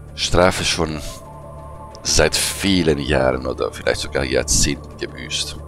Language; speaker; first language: German; native; German